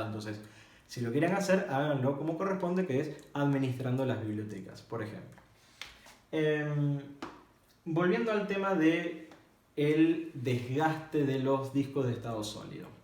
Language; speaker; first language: Spanish; native; Spanish